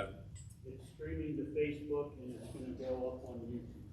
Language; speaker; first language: English; native; English